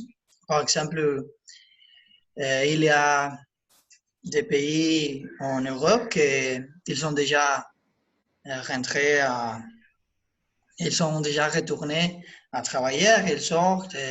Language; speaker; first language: French; non-native, learner; Spanish